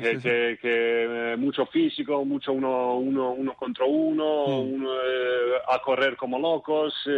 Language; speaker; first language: Spanish; non-native, fluent; Italian